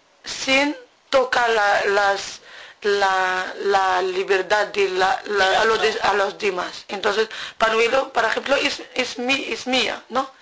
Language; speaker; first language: Spanish; non-native, learner; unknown